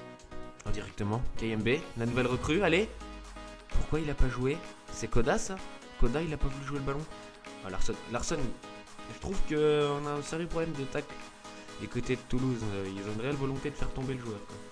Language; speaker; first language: French; native; French